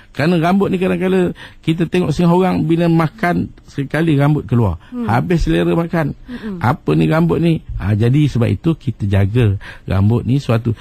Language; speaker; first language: Malay; native; Malay